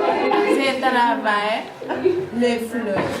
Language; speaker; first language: French; non-native, local second language; Wolof